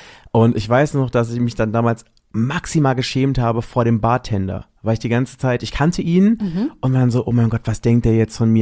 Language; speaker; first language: German; native; German